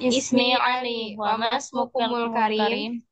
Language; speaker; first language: Arabic; non-native, learner; Indonesian